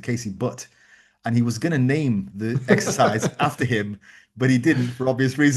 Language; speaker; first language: English; native; English